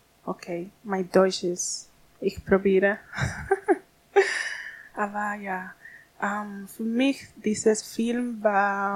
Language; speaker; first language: German; non-native, learner; Spanish